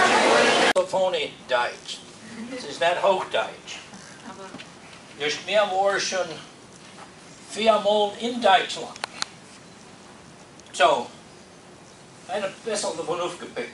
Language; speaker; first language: German; early bilingual, heritage; Pennsylvania German